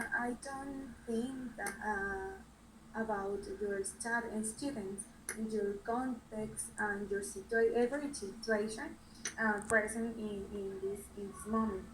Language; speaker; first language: English; non-native, learner; Spanish